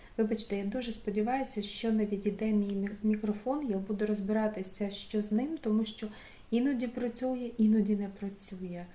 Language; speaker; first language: Ukrainian; non-native, local second language; Russian